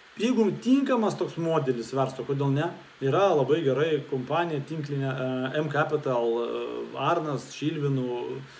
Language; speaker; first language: Lithuanian; non-native, local second language; Russian